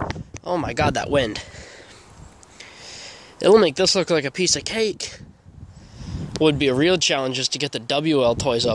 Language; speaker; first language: English; native; English